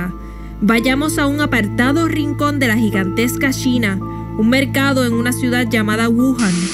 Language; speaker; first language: Spanish; native; Spanish